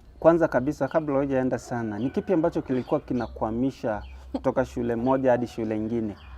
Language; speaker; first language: Swahili; non-native, local second language; Gusii